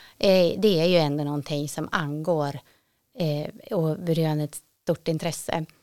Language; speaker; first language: Swedish; native; Swedish